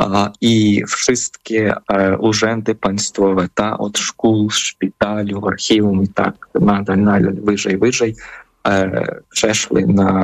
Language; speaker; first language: Polish; non-native, fluent; Ukrainian